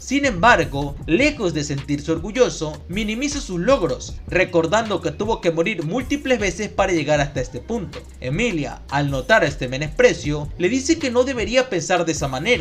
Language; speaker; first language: Spanish; native; Spanish